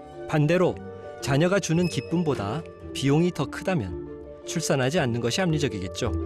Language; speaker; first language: Korean; native; Korean